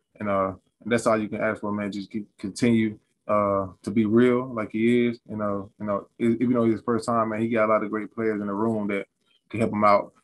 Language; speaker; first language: English; native; English